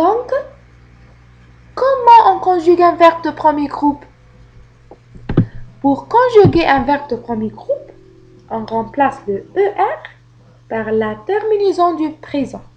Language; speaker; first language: French; non-native, fluent; Arabic